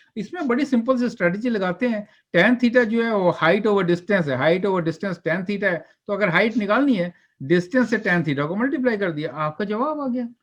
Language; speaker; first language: Hindi; native; Hindi